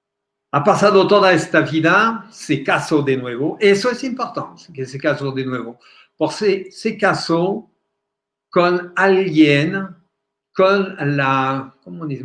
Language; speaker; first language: Spanish; non-native, fluent; French